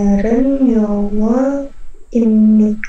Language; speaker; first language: Korean; non-native, learner; Indonesian